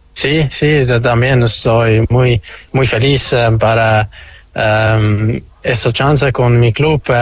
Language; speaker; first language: Spanish; early bilingual, heritage; Spanish